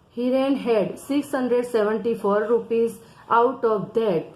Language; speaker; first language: English; non-native, local second language; Gujarati